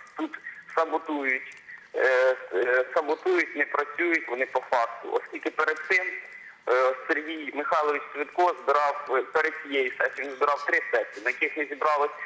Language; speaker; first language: Ukrainian; native; Ukrainian